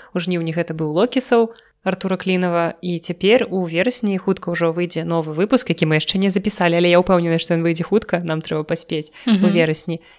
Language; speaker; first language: Belarusian; non-native, local second language; Russian